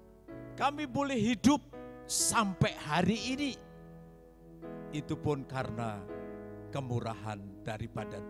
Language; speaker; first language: Indonesian; native; Indonesian